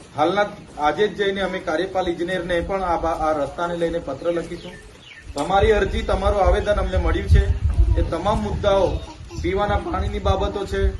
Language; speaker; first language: Gujarati; non-native, local second language; Vasavi